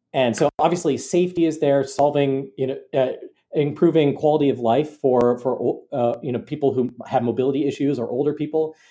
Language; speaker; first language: English; native; English